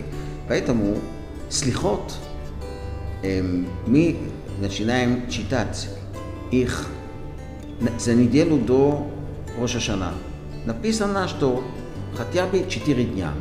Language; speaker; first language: Russian; non-native, fluent; Hebrew